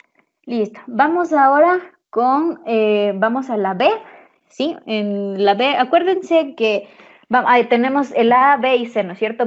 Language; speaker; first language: Spanish; native; Spanish